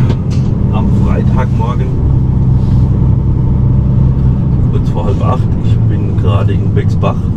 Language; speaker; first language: German; native; German